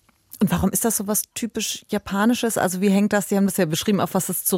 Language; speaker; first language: German; native; German